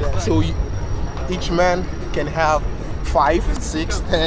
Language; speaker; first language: English; non-native, learner; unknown